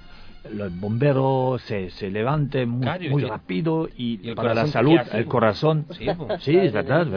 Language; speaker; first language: Spanish; non-native, learner; French